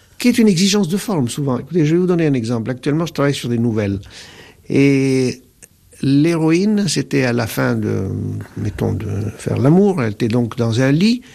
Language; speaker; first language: French; non-native, local second language; Arabic